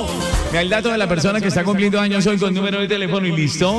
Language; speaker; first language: Spanish; native; Spanish